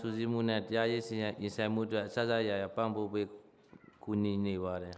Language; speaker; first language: English; non-native, fluent; Burmese